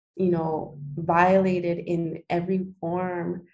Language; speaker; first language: English; early bilingual, other home language; Spanish